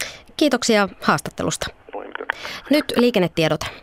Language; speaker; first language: Finnish; native; Finnish